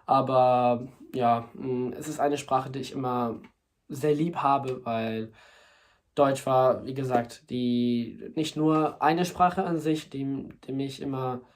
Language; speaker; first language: German; non-native, fluent; Spanish